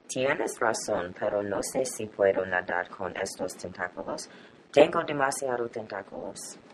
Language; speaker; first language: Spanish; non-native, learner; English